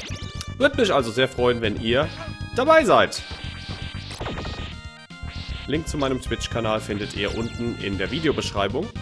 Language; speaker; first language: German; native; German